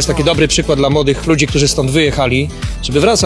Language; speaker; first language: Polish; native; Polish